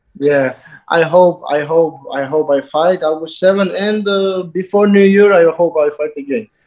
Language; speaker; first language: English; non-native, learner; Azerbaijani